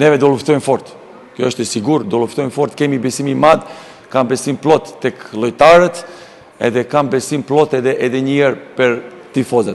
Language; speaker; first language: Albanian; non-native, learner; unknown